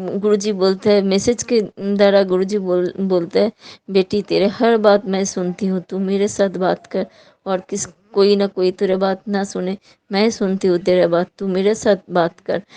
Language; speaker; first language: Hindi; non-native, local second language; Bangla